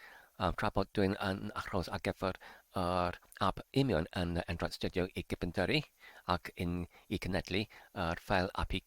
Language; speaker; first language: Welsh; non-native, learner; English